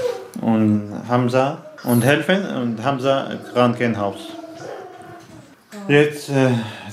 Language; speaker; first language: German; non-native, learner; Arabic